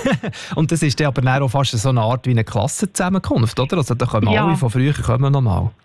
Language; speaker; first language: German; native; German